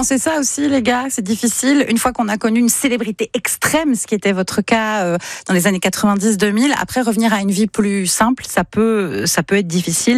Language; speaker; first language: French; native; French